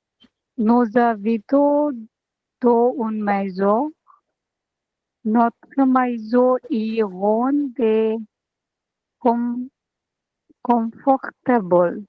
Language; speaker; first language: French; non-native, learner; Bangla